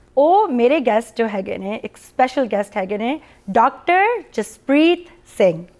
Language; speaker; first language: Punjabi; early bilingual, heritage; Punjabi